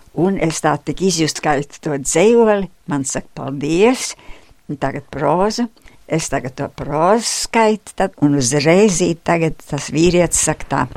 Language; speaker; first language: Latvian; native; Latvian